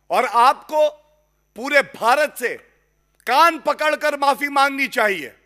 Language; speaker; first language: Hindi; native; Hindi